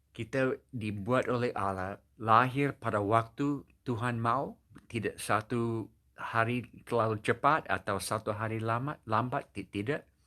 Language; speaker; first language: Indonesian; non-native, fluent; English